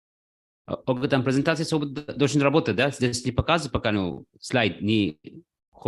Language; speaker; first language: Russian; non-native, fluent; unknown